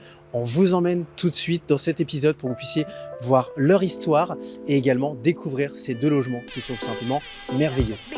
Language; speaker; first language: French; native; French